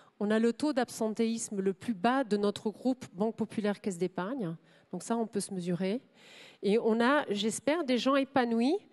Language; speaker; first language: French; non-native, fluent; German